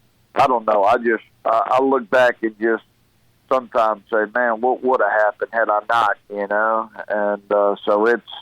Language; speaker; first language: English; native; English